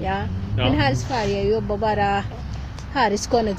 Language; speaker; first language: Swedish; non-native, learner; Arabic